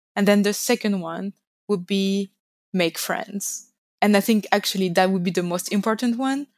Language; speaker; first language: English; non-native, fluent; French